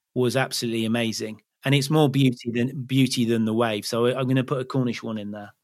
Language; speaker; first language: English; native; English